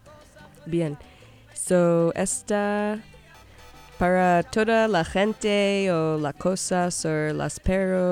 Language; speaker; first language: Spanish; non-native, learner; English